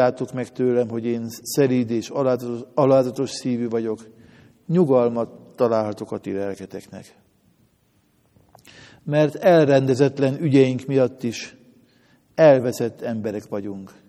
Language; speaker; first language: Hungarian; native; Hungarian